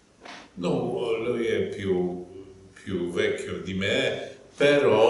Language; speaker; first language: Italian; non-native, fluent; Polish